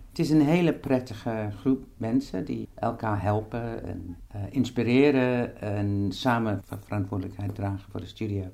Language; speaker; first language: Dutch; non-native, fluent; English